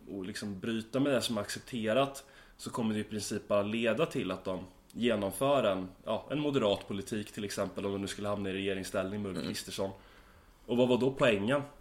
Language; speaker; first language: Swedish; native; Swedish